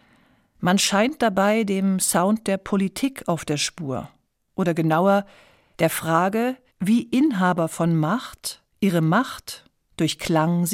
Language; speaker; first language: German; native; German